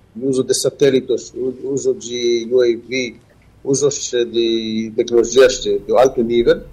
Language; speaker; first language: Portuguese; non-native, fluent; Hebrew